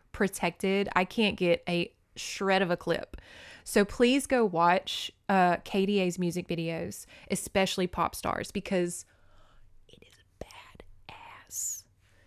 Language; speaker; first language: English; native; English